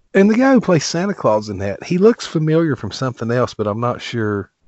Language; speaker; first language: English; native; English